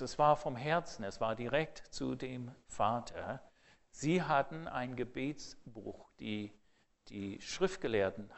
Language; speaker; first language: German; non-native, fluent; English